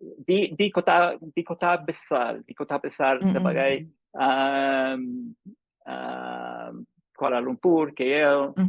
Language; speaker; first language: Indonesian; non-native, learner; English